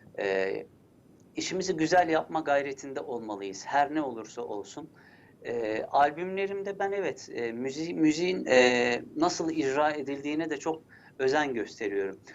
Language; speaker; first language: Turkish; early bilingual, heritage; Turkish